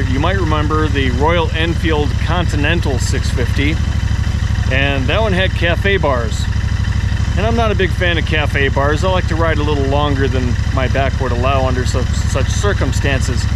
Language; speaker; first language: English; native; English